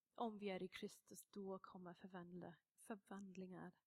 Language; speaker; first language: Swedish; non-native, fluent; English